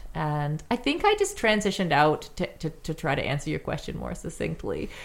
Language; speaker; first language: English; native; English